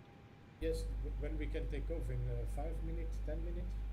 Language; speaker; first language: English; non-native, learner; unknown